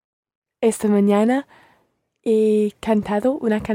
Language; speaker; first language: Spanish; non-native, learner; English